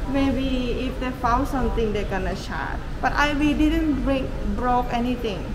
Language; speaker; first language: English; non-native, learner; Thai